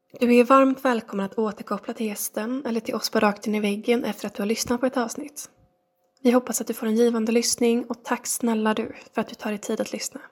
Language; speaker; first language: Swedish; native; Swedish